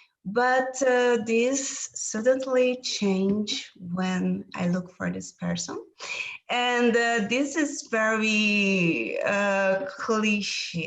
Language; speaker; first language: English; non-native, learner; Portuguese